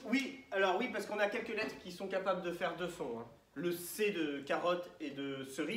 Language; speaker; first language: French; native; French